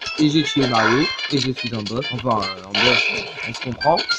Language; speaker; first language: French; native; French